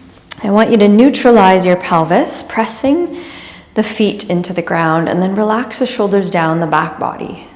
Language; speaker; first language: English; native; English